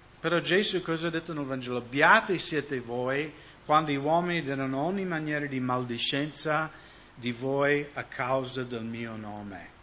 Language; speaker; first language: Italian; non-native, fluent; English